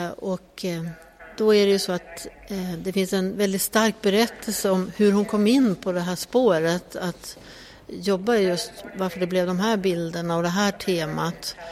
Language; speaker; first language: Swedish; native; Swedish